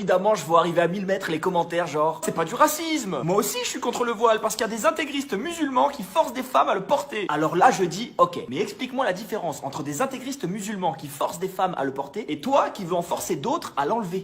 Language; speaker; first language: French; native; French